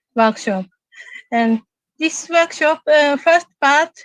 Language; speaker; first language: English; non-native, learner; Japanese